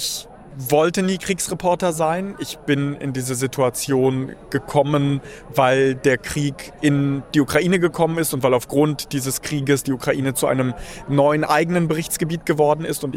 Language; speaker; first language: German; early bilingual, other home language; Russian